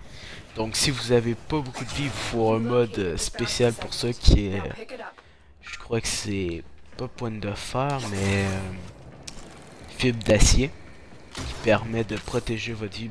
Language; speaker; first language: French; native; French